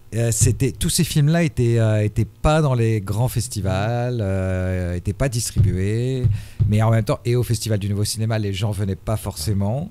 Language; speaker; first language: French; native; French